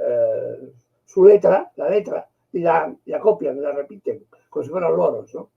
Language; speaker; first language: Spanish; native; Spanish